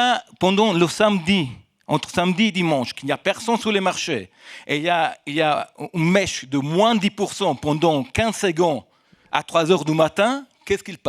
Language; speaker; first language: French; non-native, fluent; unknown